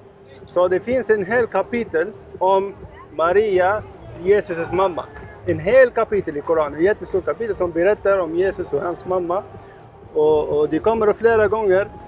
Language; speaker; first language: Swedish; non-native, learner; Arabic